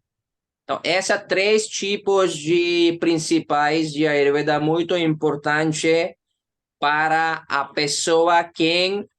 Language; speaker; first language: Portuguese; non-native, learner; Hindi